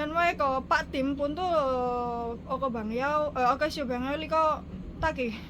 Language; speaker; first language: Cantonese; non-native, learner; Indonesian